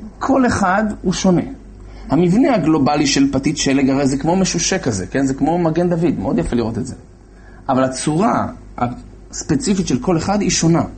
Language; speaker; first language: Hebrew; native; Hebrew